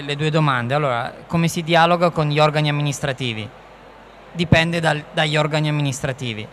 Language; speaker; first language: Italian; native; Italian